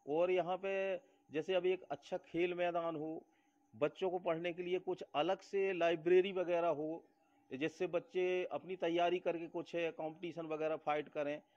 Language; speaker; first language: Hindi; native; Hindi